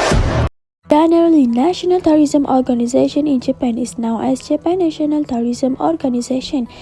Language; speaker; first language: English; non-native, learner; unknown